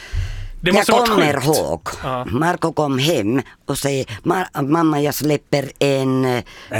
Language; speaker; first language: Swedish; non-native, fluent; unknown